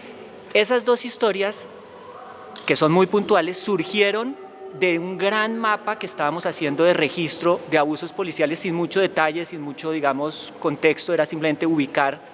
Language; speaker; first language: Spanish; native; Spanish